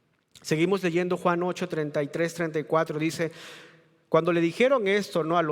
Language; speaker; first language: Spanish; native; Spanish